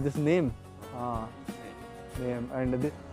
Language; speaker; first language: English; non-native, local second language; Hindi